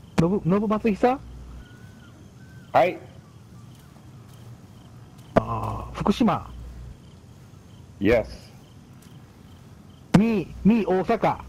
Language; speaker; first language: Japanese; non-native, learner; English